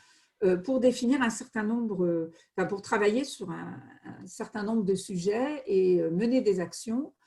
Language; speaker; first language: French; native; French